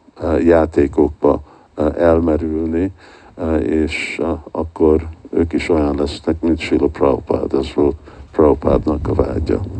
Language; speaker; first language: Hungarian; early bilingual, heritage; Hungarian